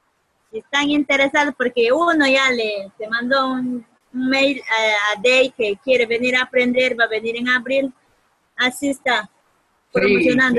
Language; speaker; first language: Spanish; native; Spanish